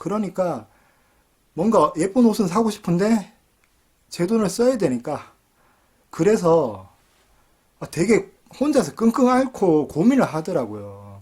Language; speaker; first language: Korean; native; Korean